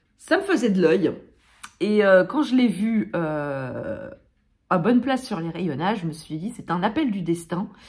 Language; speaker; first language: French; native; French